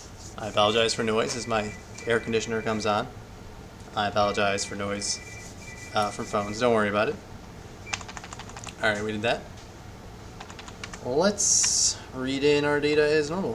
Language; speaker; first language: English; native; English